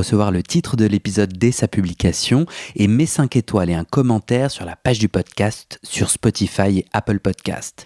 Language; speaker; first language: French; native; French